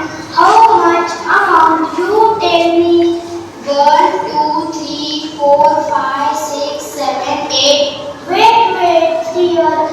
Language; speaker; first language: English; non-native, learner; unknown